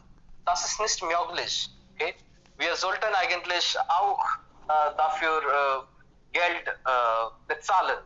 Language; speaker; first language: German; non-native, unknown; Hindi